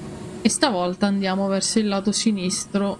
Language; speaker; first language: Italian; native; Italian